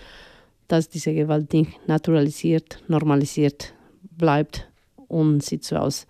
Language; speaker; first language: German; non-native, fluent; Spanish